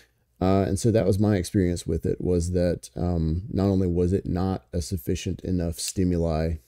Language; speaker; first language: English; native; English